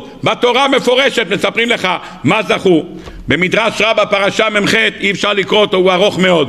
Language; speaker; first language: Hebrew; native; Hebrew